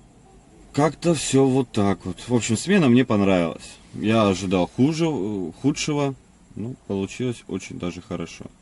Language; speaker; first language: Russian; native; Russian